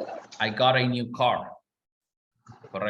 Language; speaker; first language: English; non-native, fluent; Spanish